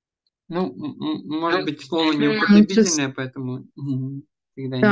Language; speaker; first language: Russian; native; Russian